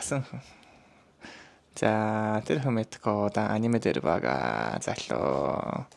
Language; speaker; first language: Mongolian; non-native, learner; Japanese